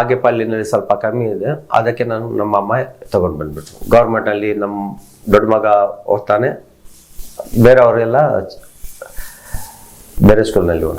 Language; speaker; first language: Kannada; non-native, local second language; Telugu